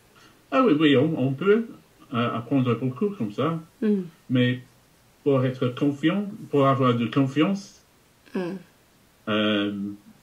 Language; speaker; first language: French; non-native, fluent; English